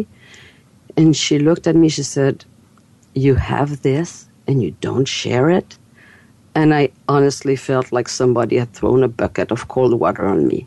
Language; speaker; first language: English; non-native, fluent; French